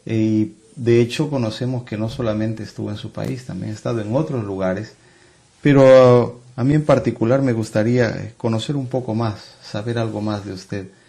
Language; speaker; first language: Spanish; native; Spanish